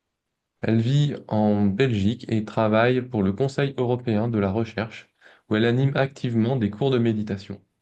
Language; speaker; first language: French; native; French